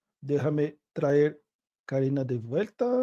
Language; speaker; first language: Spanish; non-native, learner; Portuguese